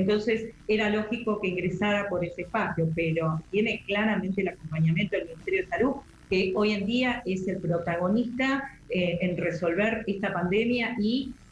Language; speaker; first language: Spanish; native; Spanish